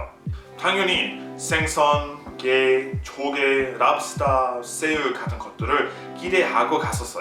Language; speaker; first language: Korean; non-native, fluent; English